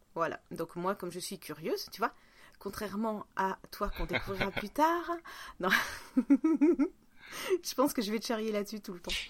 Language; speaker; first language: French; non-native, fluent; Russian